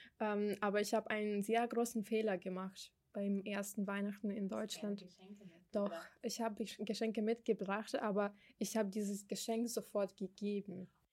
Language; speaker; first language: German; non-native, fluent; Ukrainian